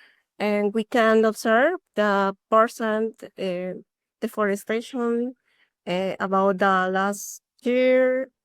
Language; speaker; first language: English; non-native, learner; Spanish